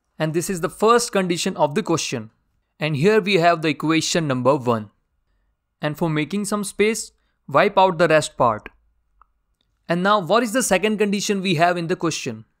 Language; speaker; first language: English; non-native, local second language; Hindi